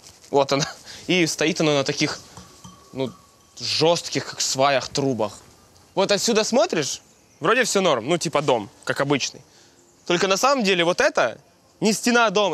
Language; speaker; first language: Russian; native; Russian